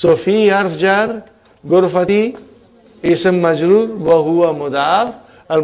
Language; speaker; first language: Arabic; non-native, fluent; Urdu